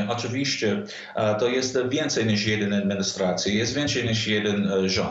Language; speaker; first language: Polish; non-native, fluent; English